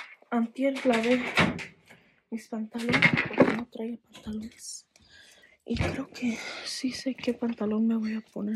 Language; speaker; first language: Spanish; early bilingual, heritage; Spanish